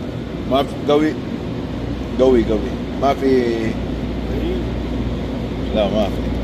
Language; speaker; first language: Arabic; non-native, learner; Filipino